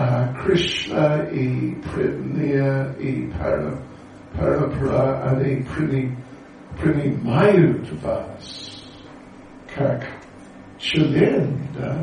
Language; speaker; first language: Russian; non-native, learner; English